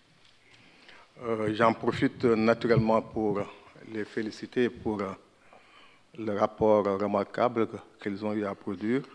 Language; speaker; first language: French; non-native, local second language; Wolof